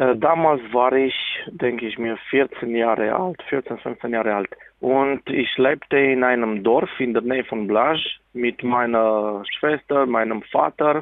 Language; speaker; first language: German; non-native, fluent; Romanian